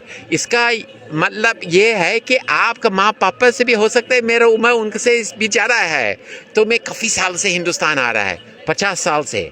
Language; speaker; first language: Hindi; non-native, fluent; English